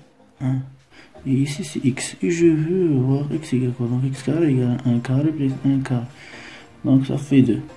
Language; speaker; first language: French; non-native, local second language; Arabic